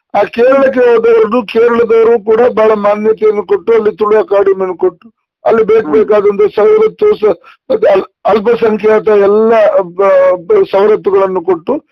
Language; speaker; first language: Kannada; non-native, local second language; Tulu